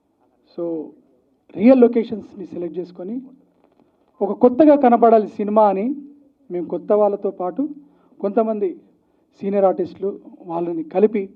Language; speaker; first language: Telugu; native; Telugu